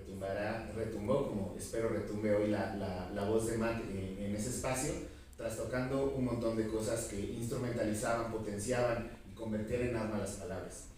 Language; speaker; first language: Spanish; native; Spanish